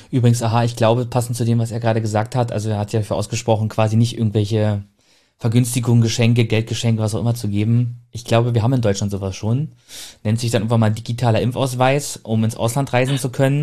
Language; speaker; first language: German; native; German